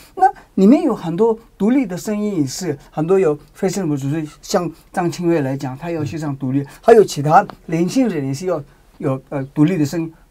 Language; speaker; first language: Chinese; non-native, learner; Tibetan